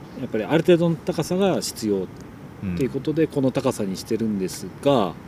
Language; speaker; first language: Japanese; native; Japanese